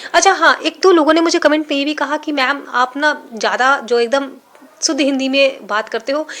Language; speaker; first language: Hindi; native; Hindi